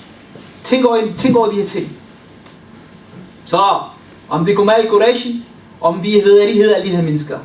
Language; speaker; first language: Danish; early bilingual, other home language; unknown